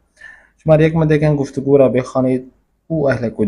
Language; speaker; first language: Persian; non-native, fluent; Urdu